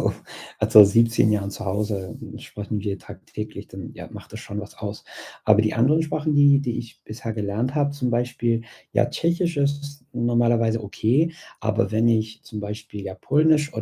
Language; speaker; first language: German; non-native, fluent; English